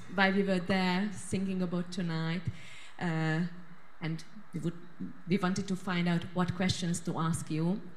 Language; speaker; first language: English; non-native, fluent; Hungarian